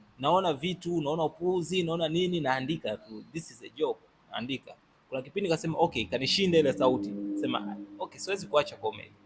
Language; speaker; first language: Swahili; native; Swahili